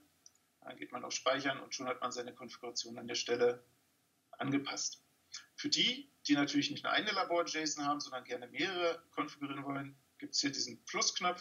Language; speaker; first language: German; native; German